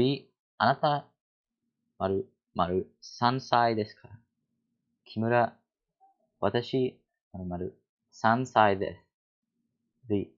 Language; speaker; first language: Japanese; non-native, learner; English